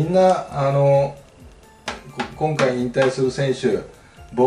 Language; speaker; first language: Japanese; native; Japanese